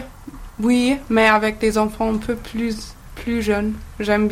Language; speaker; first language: French; non-native, learner; German